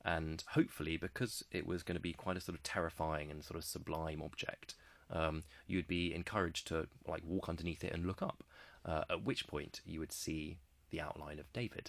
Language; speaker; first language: English; native; English